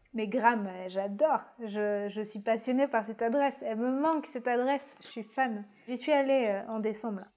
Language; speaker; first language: French; native; French